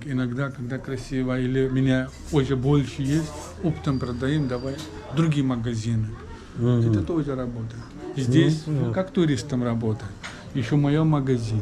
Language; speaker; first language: Russian; non-native, learner; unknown